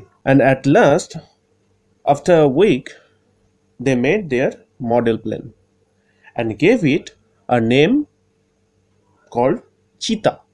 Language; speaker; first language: English; non-native, local second language; Bangla